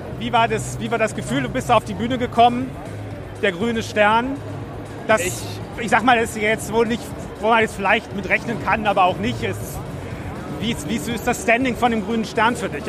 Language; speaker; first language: German; native; German